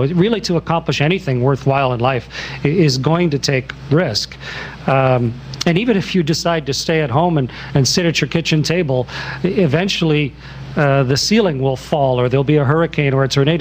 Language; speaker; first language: English; native; English